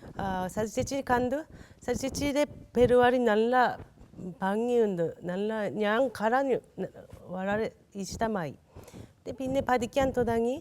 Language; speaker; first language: Malayalam; non-native, learner; Japanese